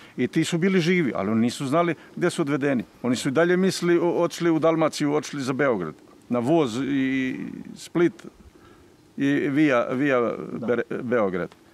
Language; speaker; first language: Serbian; native; Serbian